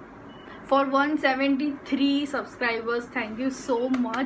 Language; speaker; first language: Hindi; non-native, local second language; Gujarati